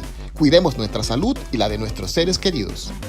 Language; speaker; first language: Spanish; native; Spanish